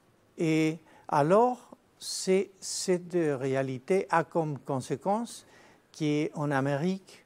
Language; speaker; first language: French; non-native, fluent; Spanish